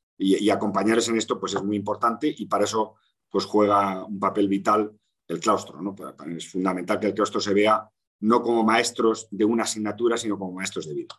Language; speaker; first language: Spanish; native; Spanish